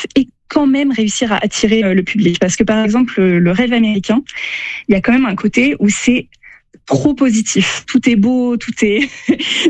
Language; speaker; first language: French; native; French